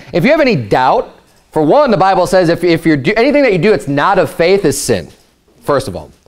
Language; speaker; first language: English; native; English